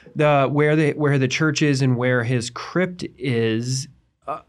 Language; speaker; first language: English; native; English